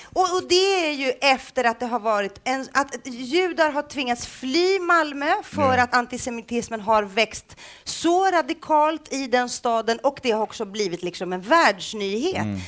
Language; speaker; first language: Swedish; native; Swedish